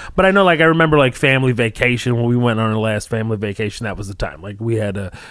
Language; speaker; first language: English; early bilingual, other home language; Arabic